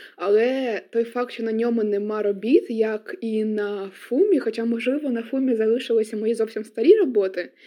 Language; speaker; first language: Ukrainian; non-native, local second language; Russian